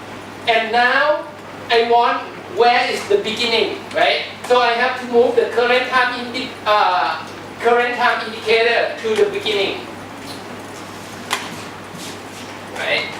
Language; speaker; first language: English; non-native, fluent; Thai